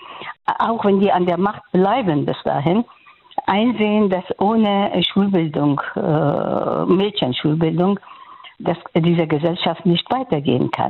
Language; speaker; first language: German; non-native, fluent; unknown